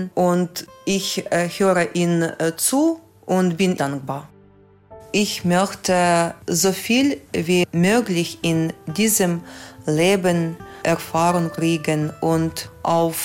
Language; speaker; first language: German; non-native, fluent; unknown